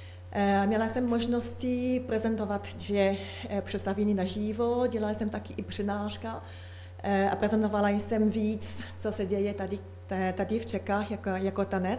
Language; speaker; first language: Czech; non-native, learner; French